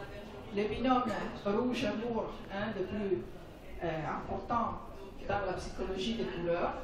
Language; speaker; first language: French; non-native, fluent; Italian